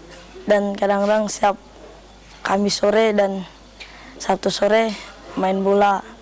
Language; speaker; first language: Indonesian; non-native, local second language; Javanese